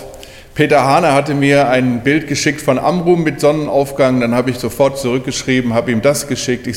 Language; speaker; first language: German; native; German